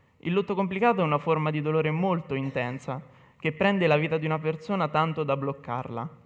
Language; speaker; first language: Italian; native; Italian